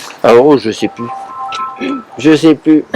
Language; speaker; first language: French; native; French